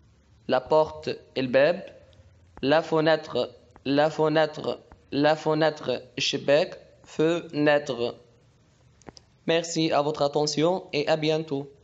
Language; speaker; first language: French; non-native, fluent; Arabic